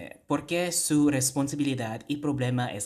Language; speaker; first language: Spanish; non-native, fluent; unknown